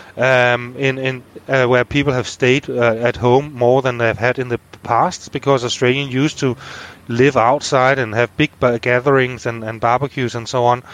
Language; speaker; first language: English; non-native, fluent; Danish